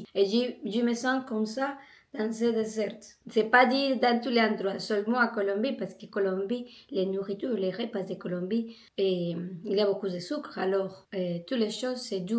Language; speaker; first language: French; non-native, learner; Spanish